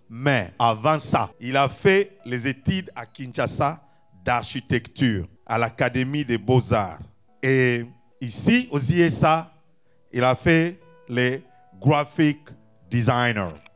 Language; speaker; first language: French; non-native, local second language; Lingala